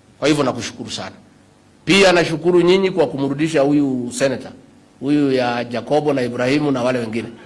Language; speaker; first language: Swahili; non-native, local second language; Kikuyu